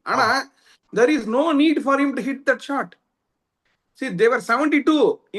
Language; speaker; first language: English; non-native, local second language; Tamil